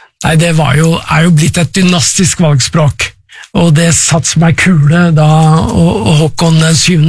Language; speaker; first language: Norwegian; native; Norwegian